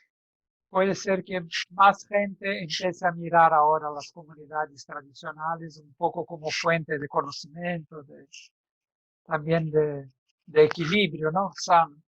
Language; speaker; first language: Spanish; non-native, fluent; Portuguese